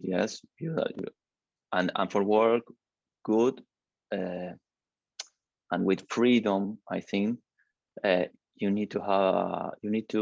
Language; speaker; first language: English; non-native, learner; Spanish